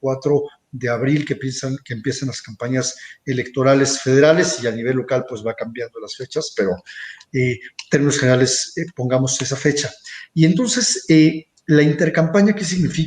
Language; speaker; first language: Spanish; native; Spanish